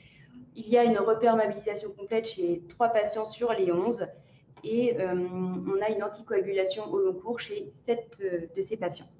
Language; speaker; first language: French; native; French